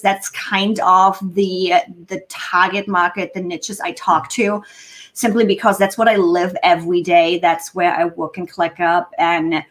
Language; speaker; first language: English; non-native, fluent; German